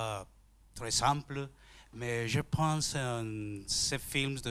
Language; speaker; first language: French; non-native, learner; Spanish